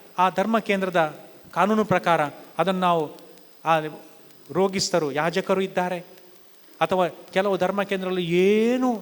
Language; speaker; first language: Kannada; non-native, local second language; Konkani